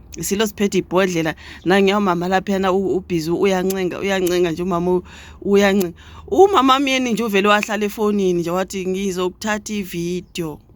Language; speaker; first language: Zulu; native; Zulu